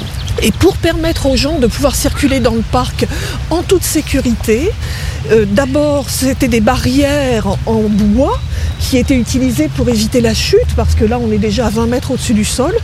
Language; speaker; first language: French; native; French